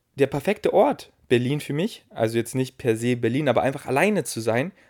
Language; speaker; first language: German; native; German